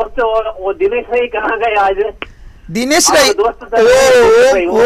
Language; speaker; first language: Hindi; non-native, local second language; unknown